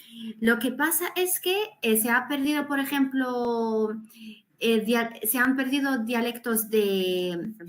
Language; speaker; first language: Spanish; non-native, fluent; Arabic